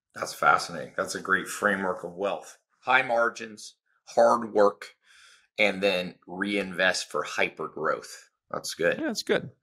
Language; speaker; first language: English; native; English